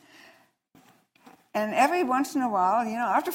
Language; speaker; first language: English; non-native, fluent; Dutch